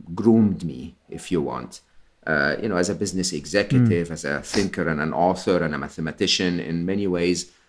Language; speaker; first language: English; non-native, fluent; Arabic